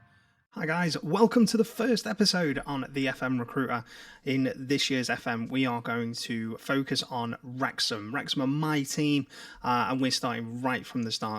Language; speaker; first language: English; native; English